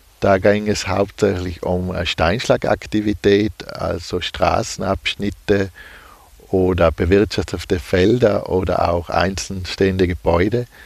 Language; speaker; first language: German; native; German